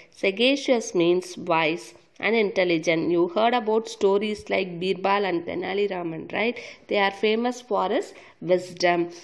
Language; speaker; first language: English; non-native, local second language; Tamil